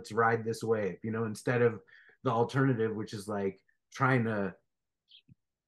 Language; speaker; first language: English; native; English